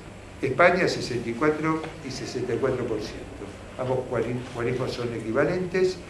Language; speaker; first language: Spanish; native; Spanish